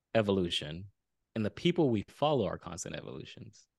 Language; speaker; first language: English; early bilingual, other home language; Haitian Creole